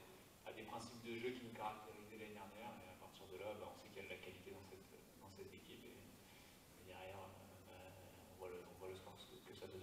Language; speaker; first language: French; native; French